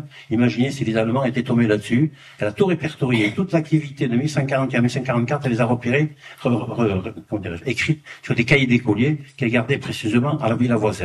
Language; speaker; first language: French; native; French